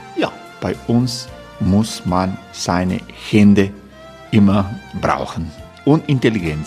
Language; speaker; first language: German; non-native, learner; Croatian